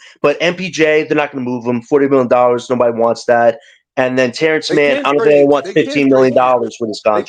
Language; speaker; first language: English; native; English